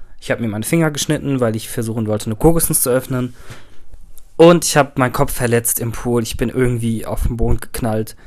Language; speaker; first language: German; early bilingual, other home language; Turkish